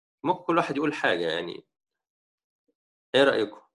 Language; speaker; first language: Dutch; non-native, fluent; Arabic